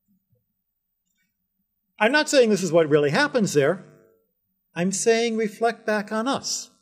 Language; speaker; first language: English; native; English